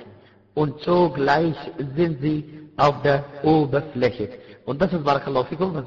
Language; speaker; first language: German; non-native, fluent; Arabic